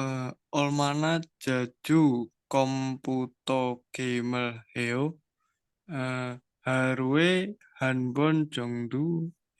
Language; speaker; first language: Korean; non-native, learner; Indonesian